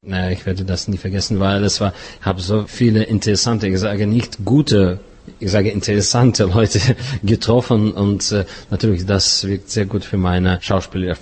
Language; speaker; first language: German; non-native, fluent; Russian